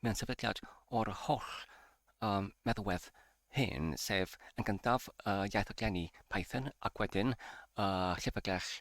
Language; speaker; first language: Welsh; non-native, learner; English